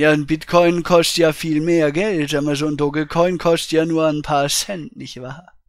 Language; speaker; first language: German; native; German